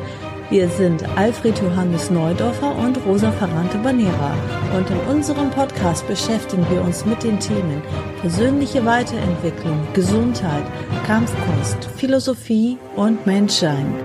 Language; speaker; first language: German; native; German